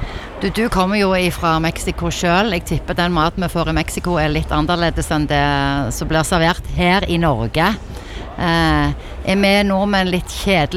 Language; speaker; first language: Norwegian; native; Norwegian